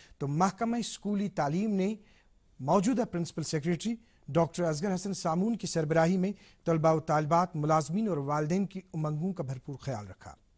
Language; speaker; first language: Urdu; non-native, local second language; Kashmiri